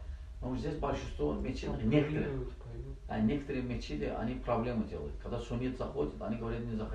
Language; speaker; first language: Russian; non-native, learner; Azerbaijani